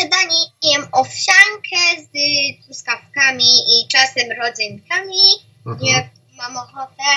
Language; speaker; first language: Polish; early bilingual, heritage; Polish